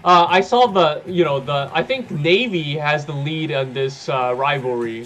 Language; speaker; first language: English; native; English